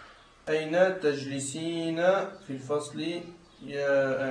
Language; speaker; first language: Arabic; non-native, learner; French